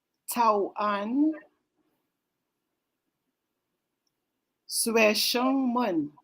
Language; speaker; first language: Chinese; non-native, learner; Filipino